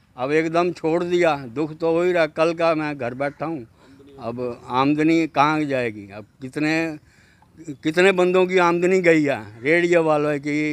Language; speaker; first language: Hindi; native; Hindi